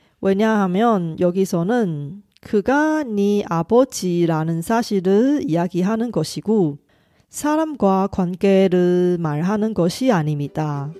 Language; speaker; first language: Korean; non-native, fluent; Chinese